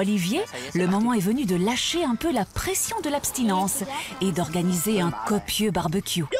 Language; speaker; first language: French; native; French